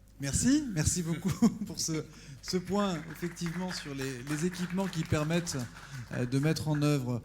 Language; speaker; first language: French; native; French